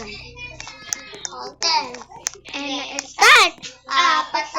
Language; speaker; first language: Filipino; native; Filipino